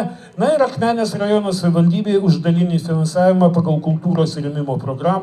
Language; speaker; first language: Lithuanian; native; Lithuanian